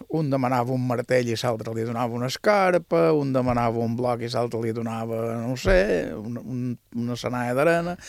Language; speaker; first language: Catalan; native; Catalan